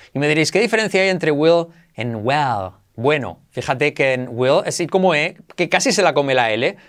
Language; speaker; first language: Spanish; native; Spanish